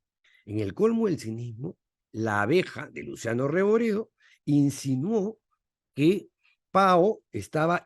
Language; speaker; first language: Spanish; native; Spanish